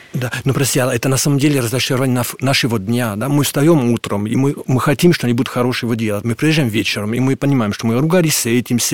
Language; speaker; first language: Russian; non-native, fluent; French